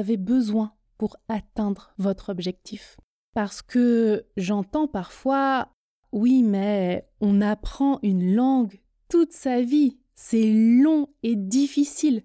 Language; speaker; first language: French; native; French